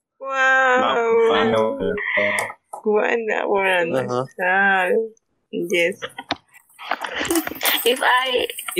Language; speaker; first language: English; non-native, learner; Spanish